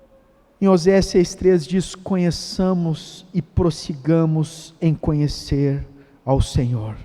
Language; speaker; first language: Portuguese; native; Portuguese